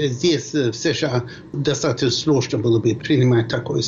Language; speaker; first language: Russian; non-native, fluent; Swedish